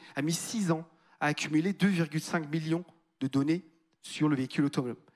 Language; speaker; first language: French; native; French